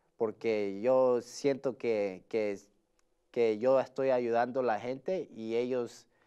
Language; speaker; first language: Spanish; early bilingual, heritage; Spanish